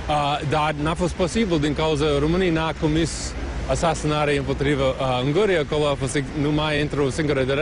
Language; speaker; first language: Romanian; non-native, learner; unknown